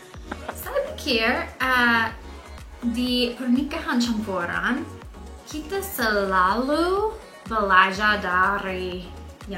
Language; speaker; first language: Indonesian; non-native, learner; English